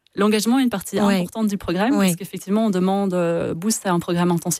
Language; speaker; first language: French; native; French